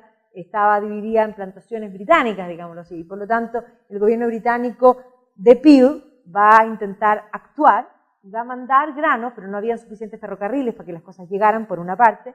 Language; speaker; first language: Spanish; native; Spanish